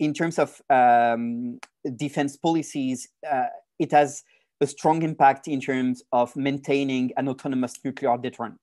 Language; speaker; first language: English; non-native, fluent; French